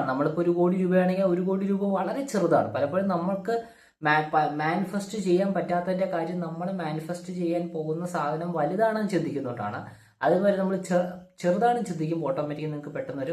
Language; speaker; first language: Malayalam; native; Malayalam